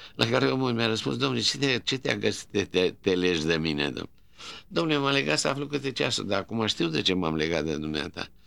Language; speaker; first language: Romanian; native; Romanian